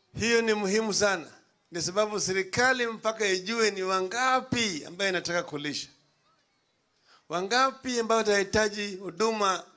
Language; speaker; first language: Swahili; non-native, local second language; Luo (Kenya and Tanzania)